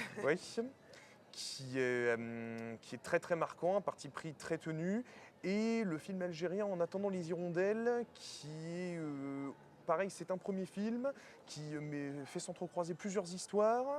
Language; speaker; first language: French; native; French